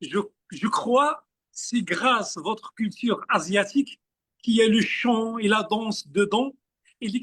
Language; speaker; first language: French; non-native, fluent; Arabic